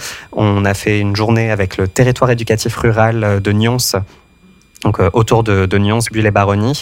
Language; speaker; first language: French; native; French